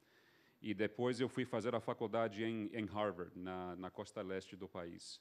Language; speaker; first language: Portuguese; non-native, fluent; English